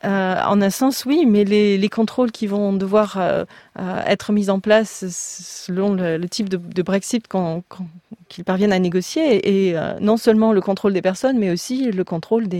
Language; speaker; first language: French; native; French